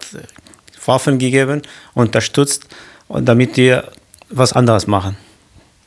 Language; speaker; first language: German; non-native, learner; Kurdish